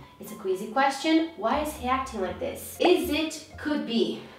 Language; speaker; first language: English; non-native, fluent; Portuguese